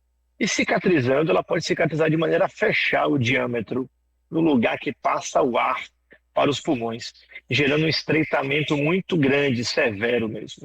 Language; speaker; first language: Portuguese; native; Portuguese